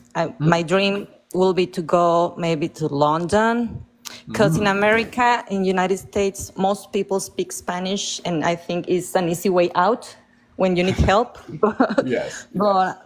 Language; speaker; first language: English; non-native, fluent; Spanish